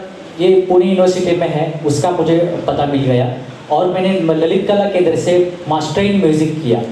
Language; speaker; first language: Hindi; non-native, local second language; Marathi